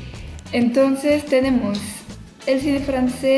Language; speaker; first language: Spanish; non-native, learner; French